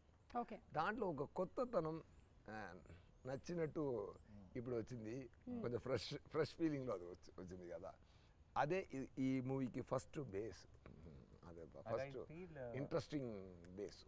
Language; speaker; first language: Telugu; non-native, fluent; Tamil